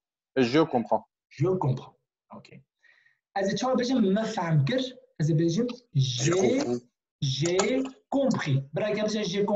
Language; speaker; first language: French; non-native, fluent; Kurdish